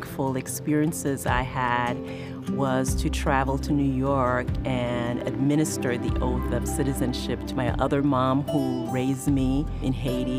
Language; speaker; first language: English; early bilingual, other home language; Haitian Creole